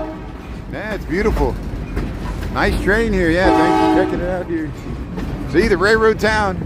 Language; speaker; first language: English; native; English